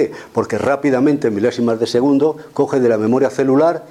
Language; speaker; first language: Spanish; native; Spanish